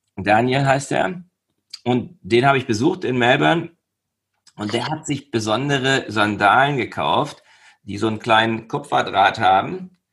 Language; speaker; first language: German; native; German